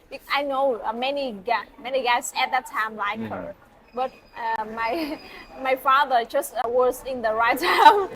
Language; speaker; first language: English; non-native, learner; Vietnamese